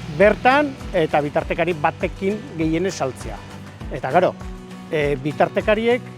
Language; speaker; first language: Basque; native; Basque